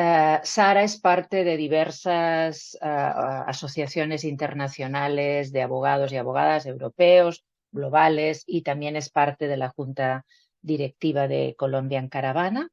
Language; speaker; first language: Spanish; native; Spanish